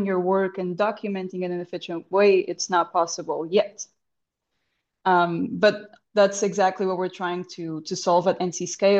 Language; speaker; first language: English; non-native, fluent; Portuguese